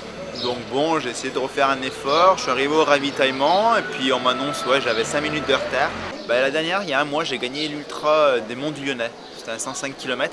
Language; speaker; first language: French; native; French